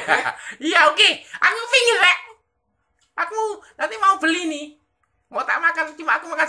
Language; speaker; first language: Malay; non-native, local second language; Javanese